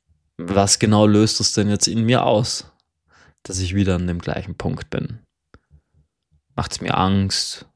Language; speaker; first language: German; native; German